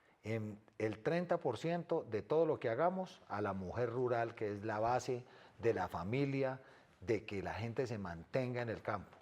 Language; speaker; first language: Spanish; native; Spanish